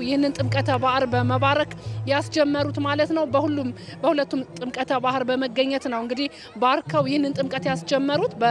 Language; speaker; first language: Amharic; native; Amharic